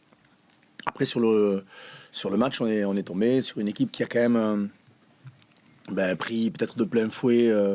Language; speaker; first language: French; native; French